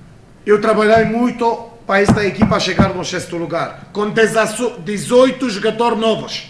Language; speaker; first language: Portuguese; non-native, fluent; Romanian